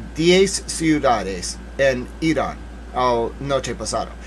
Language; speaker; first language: Spanish; non-native, learner; English